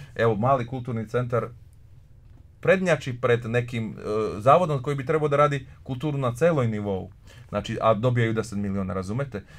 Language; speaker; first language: Croatian; non-native, local second language; Slovak